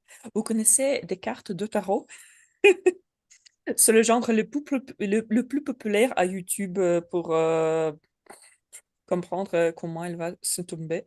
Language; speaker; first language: French; non-native, learner; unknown